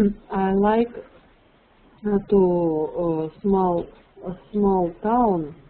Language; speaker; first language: English; non-native, learner; Russian